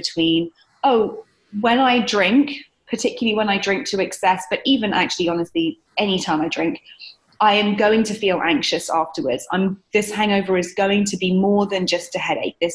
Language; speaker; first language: English; native; English